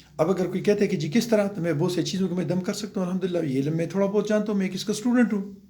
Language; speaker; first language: Urdu; non-native, local second language; Pashto